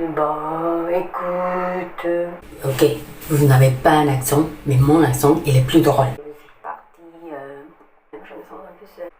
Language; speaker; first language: French; non-native, fluent; Spanish